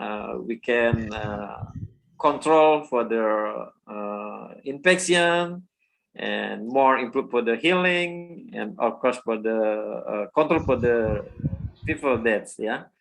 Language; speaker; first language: English; non-native, learner; Indonesian